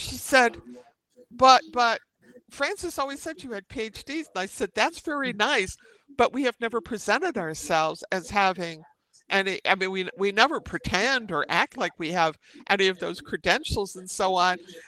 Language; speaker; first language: English; native; English